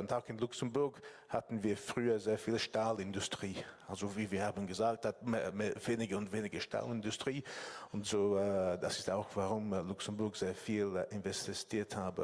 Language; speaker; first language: German; non-native, learner; English